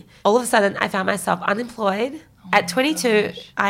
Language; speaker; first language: English; early bilingual, other home language; Chinese